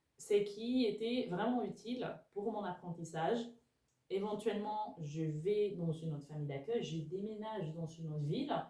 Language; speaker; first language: French; non-native, fluent; Spanish